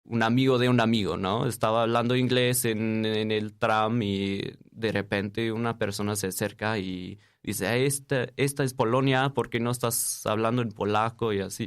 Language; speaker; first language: Spanish; non-native, fluent; English